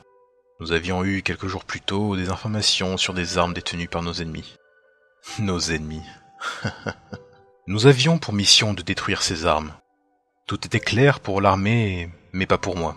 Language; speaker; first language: French; native; French